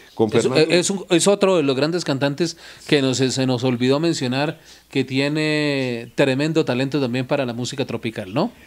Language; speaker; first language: Spanish; native; Spanish